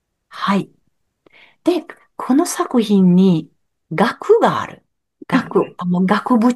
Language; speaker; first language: Japanese; non-native, learner; French